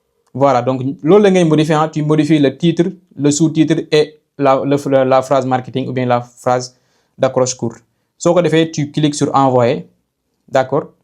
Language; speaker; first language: French; non-native, local second language; Wolof